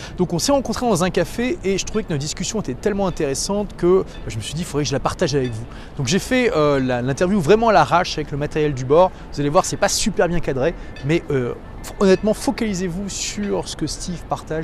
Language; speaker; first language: French; native; French